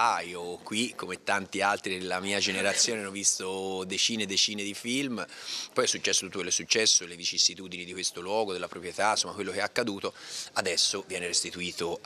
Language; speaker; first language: Italian; native; Italian